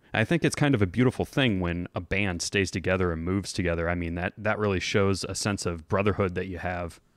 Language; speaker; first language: English; native; English